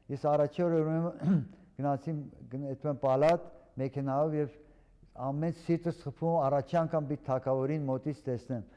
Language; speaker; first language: Armenian; early bilingual, heritage; Armenian